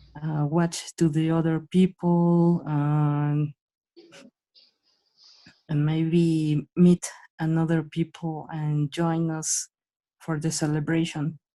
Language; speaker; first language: English; non-native, learner; Spanish